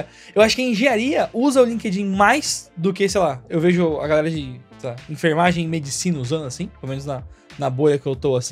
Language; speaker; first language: Portuguese; native; Portuguese